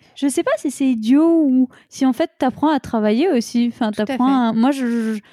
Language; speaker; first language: French; native; French